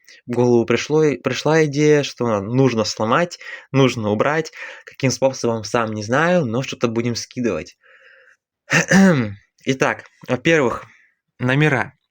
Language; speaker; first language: Russian; native; Russian